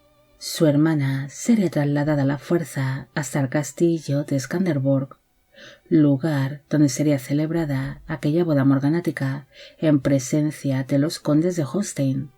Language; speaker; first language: Spanish; native; Spanish